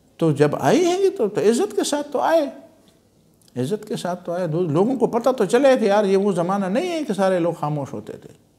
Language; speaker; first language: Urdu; non-native, local second language; Pashto